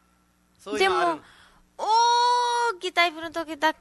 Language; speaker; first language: Japanese; non-native, learner; Nepali